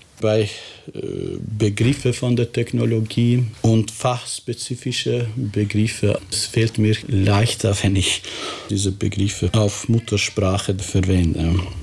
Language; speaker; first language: German; non-native, fluent; Albanian